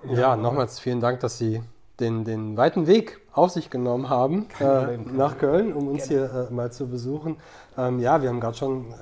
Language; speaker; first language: German; native; German